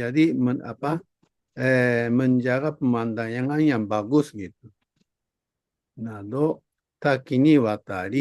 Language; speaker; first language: Indonesian; non-native, fluent; Japanese